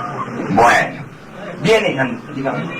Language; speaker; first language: Spanish; native; Spanish